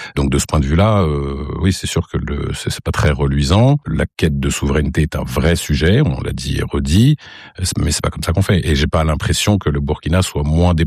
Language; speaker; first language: French; non-native, local second language; Arabic